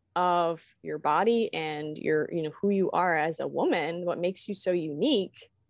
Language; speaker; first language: English; native; English